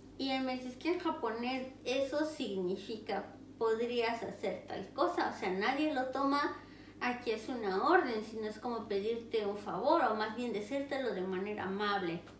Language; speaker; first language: Spanish; native; Spanish